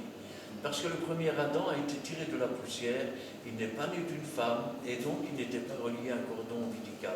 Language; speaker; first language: French; native; French